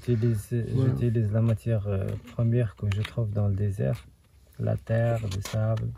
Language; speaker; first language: French; non-native, local second language; Arabic